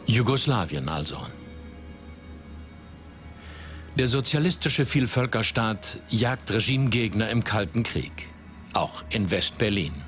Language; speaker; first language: German; native; German